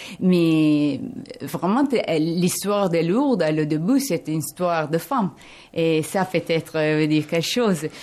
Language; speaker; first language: French; non-native, fluent; Italian